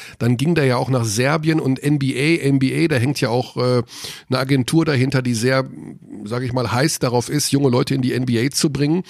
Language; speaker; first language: German; native; German